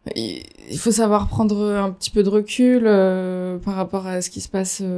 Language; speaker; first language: French; native; French